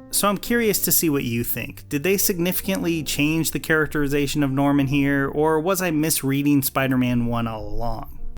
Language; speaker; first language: English; native; English